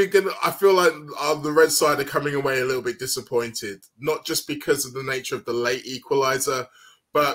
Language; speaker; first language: English; native; English